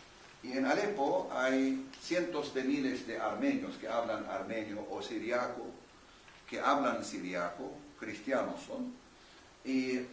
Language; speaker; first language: Spanish; non-native, fluent; Arabic